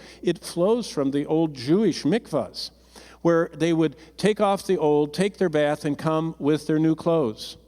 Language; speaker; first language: English; native; English